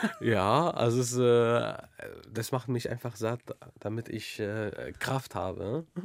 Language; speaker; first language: German; non-native, learner; Arabic